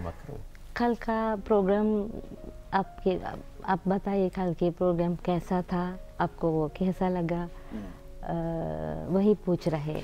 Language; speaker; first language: Hindi; non-native, learner; Sinhala